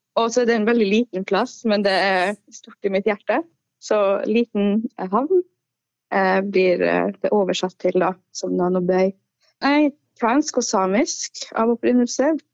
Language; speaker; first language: Norwegian; native; Norwegian